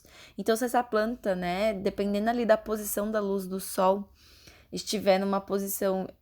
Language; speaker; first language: Portuguese; native; Portuguese